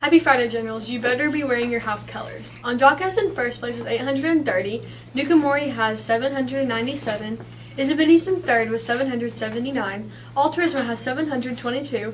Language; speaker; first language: English; native; English